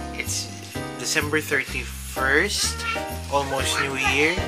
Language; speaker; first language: English; non-native, local second language; Filipino